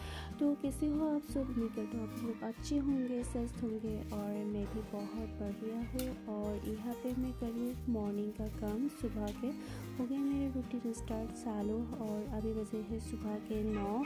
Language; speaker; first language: Hindi; non-native, local second language; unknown